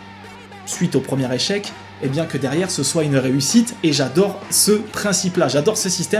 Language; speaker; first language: French; native; French